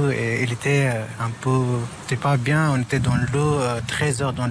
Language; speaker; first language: French; non-native, learner; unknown